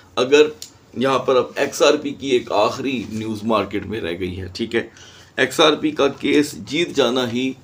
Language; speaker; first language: Urdu; native; Urdu